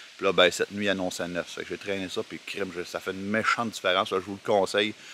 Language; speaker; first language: French; native; French